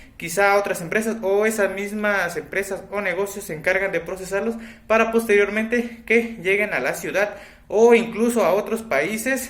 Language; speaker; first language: Spanish; native; Spanish